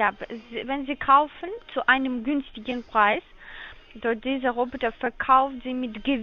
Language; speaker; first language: German; non-native, learner; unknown